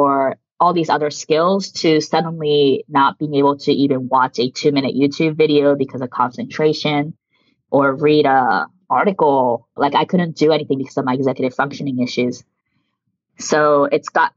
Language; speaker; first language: English; early bilingual, other home language; Japanese